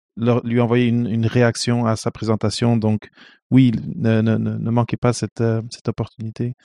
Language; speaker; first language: French; non-native, fluent; Portuguese